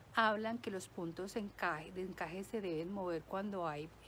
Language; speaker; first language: Spanish; native; Spanish